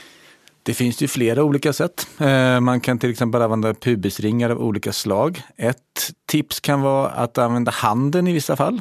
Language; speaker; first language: Swedish; native; Swedish